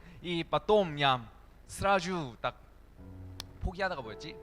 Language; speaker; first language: Russian; non-native, learner; Korean